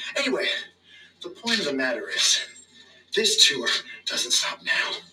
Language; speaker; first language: English; native; English